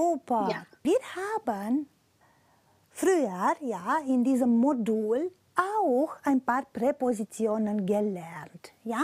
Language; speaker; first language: German; non-native, fluent; Romanian